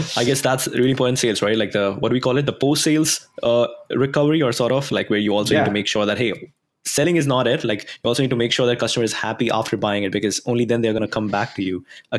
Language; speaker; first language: English; non-native, local second language; Hindi